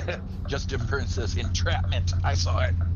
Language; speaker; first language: English; native; English